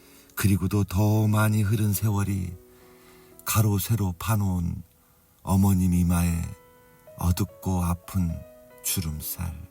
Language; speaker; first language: Korean; native; Korean